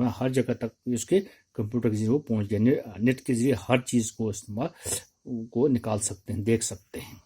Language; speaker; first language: Urdu; non-native, local second language; Kashmiri